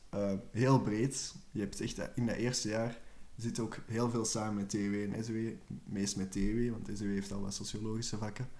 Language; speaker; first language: Dutch; native; Dutch